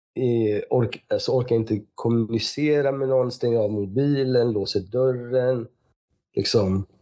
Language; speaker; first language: Swedish; early bilingual, other home language; Persian